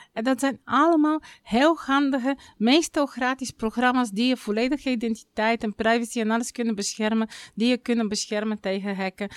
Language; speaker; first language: Dutch; non-native, fluent; Bulgarian